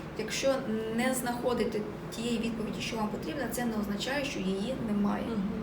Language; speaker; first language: Ukrainian; native; Ukrainian